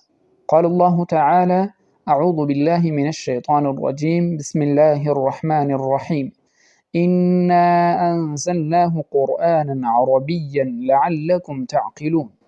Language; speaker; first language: Arabic; non-native, fluent; Pashto